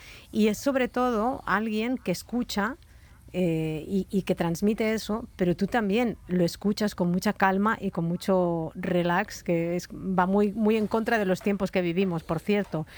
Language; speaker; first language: Spanish; native; Spanish